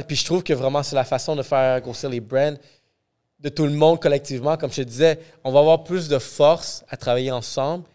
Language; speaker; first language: French; non-native, fluent; English